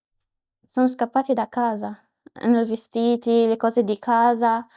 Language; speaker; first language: Italian; non-native, learner; Arabic